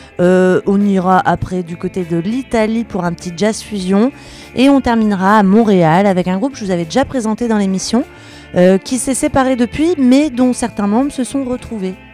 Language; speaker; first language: French; native; French